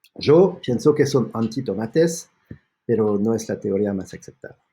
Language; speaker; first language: Spanish; non-native, fluent; French